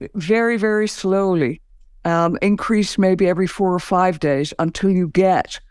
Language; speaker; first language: English; native; English